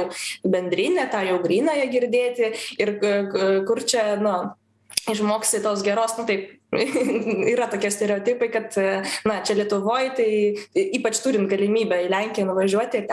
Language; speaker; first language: Lithuanian; non-native, local second language; Polish